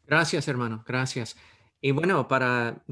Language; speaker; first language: Spanish; non-native, fluent; English